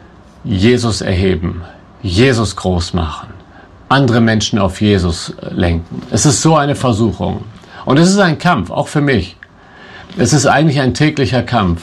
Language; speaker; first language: German; native; German